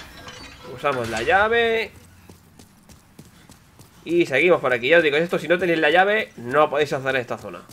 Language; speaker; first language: Spanish; native; Spanish